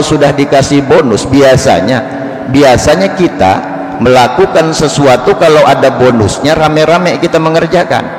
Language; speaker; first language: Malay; non-native, local second language; Banjar